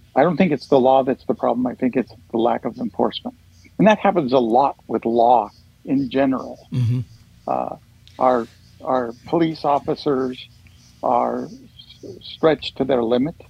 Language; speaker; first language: English; native; English